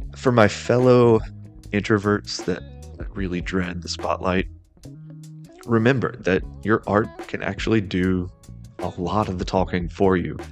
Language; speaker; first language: English; native; English